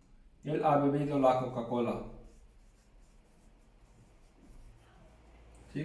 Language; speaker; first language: Spanish; non-native, fluent; Urdu